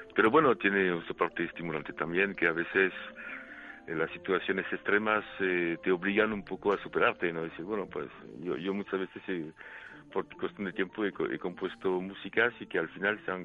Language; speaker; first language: Spanish; non-native, fluent; French